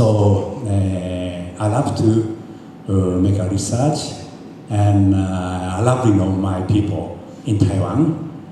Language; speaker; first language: English; non-native, fluent; Japanese